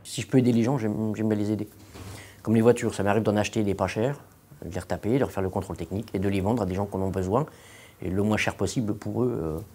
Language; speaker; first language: French; native; French